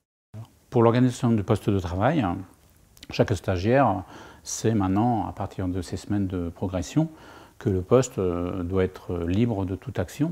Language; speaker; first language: French; native; French